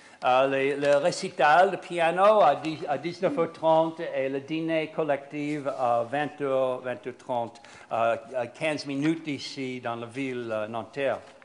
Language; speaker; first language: French; non-native, fluent; English